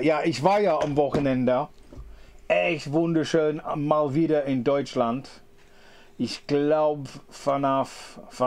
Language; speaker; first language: German; non-native, fluent; English